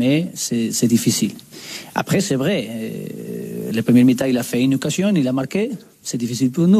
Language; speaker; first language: French; non-native, learner; Spanish